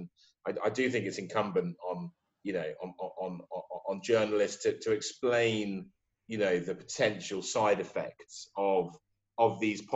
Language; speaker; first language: English; native; English